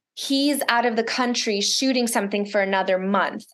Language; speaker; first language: English; early bilingual, other home language; Russian